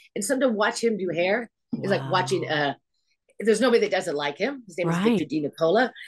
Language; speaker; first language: English; native; English